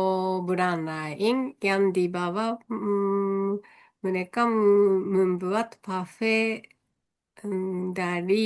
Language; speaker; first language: Indonesian; non-native, learner; Japanese